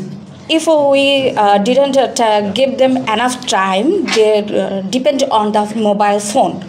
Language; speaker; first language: English; non-native, learner; Bangla